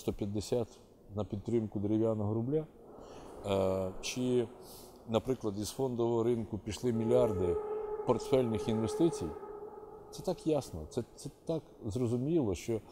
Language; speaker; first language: Ukrainian; native; Ukrainian